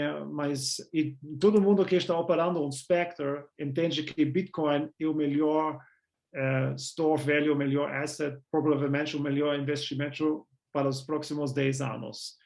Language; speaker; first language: Portuguese; non-native, fluent; German